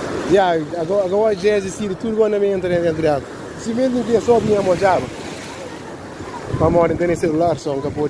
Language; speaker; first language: Portuguese; non-native, local second language; Kabuverdianu